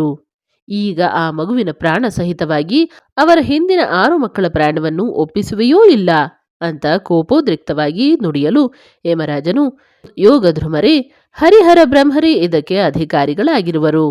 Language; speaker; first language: Kannada; native; Kannada